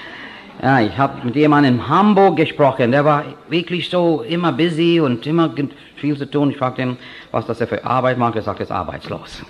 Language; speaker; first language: German; non-native, fluent; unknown